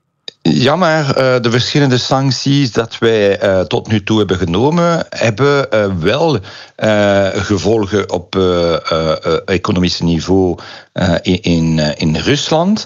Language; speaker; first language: Dutch; non-native, local second language; French